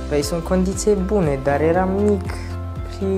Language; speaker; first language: Romanian; non-native, learner; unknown